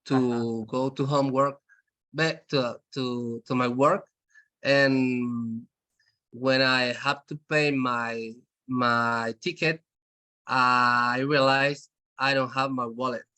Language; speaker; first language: English; non-native, learner; Spanish